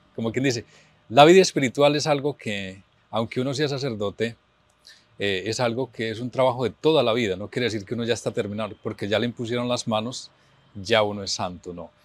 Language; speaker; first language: Spanish; native; Spanish